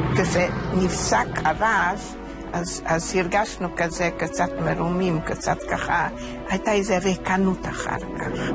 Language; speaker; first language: Hebrew; non-native, fluent; Hungarian